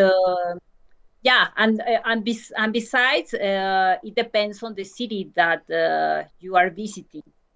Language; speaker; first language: English; non-native, learner; Spanish